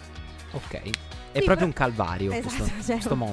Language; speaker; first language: Italian; native; Italian